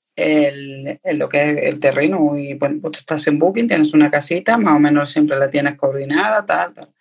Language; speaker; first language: Spanish; native; Spanish